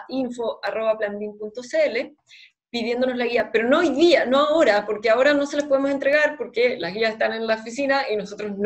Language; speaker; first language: Spanish; native; Spanish